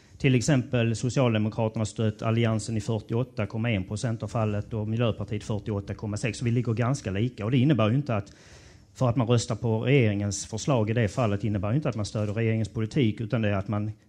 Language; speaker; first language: Swedish; native; Swedish